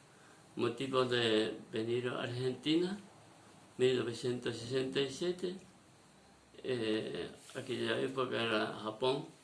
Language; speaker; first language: Spanish; non-native, learner; Japanese